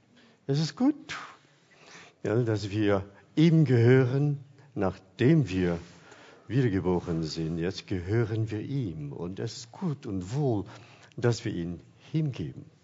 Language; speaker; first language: German; non-native, fluent; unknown